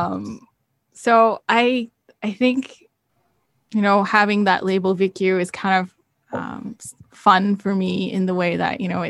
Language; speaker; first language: English; native; English